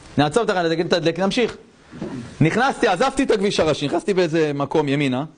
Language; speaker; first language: Hebrew; native; Hebrew